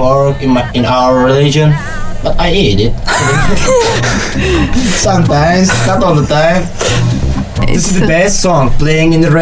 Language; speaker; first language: English; non-native, learner; Turkish